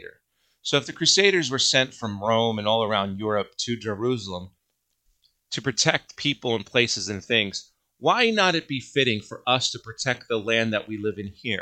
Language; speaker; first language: English; native; English